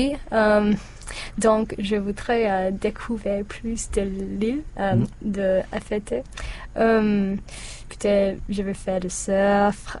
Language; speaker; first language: French; non-native, learner; English